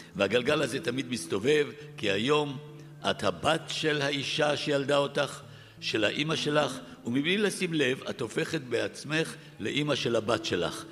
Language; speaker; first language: Hebrew; early bilingual, other home language; Arabic